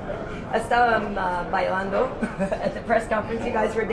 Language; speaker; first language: English; native; English